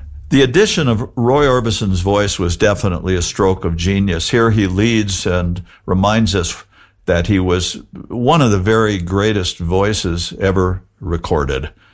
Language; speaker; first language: English; native; English